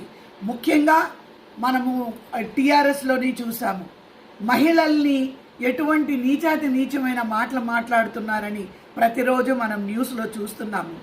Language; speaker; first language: Telugu; native; Telugu